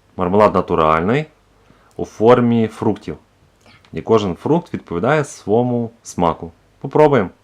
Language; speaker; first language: Ukrainian; native; Ukrainian